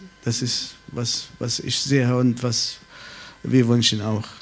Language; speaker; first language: German; non-native, fluent; Arabic